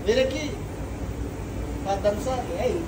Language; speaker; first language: Portuguese; non-native, learner; Nepali